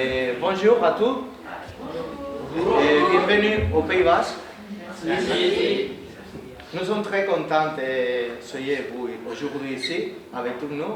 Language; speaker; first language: French; non-native, learner; Spanish